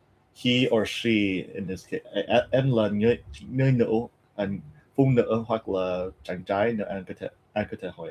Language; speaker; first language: Vietnamese; non-native, learner; English